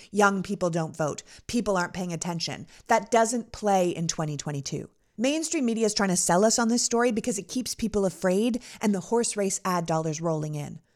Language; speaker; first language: English; native; English